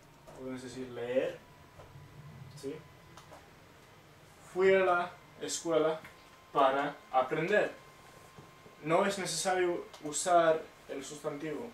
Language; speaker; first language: Spanish; non-native, fluent; English